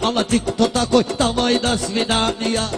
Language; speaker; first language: Russian; non-native, learner; Talysh